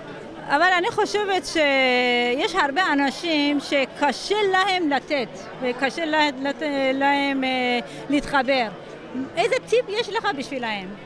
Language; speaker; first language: Hebrew; non-native, fluent; Persian